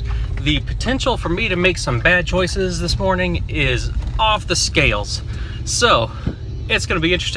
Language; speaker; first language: English; native; English